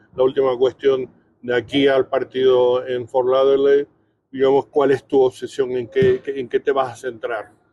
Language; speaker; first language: Spanish; native; Spanish